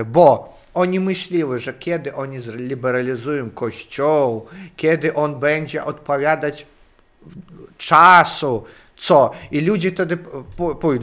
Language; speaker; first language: Polish; non-native, learner; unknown